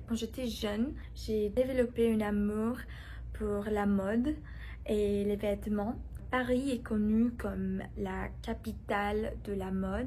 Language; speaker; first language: French; non-native, learner; English